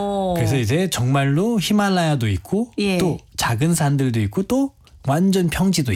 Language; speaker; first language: Korean; non-native, fluent; Nepali